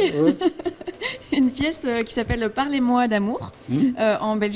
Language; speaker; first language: French; native; French